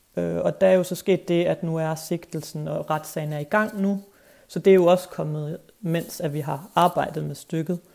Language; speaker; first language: Danish; native; Danish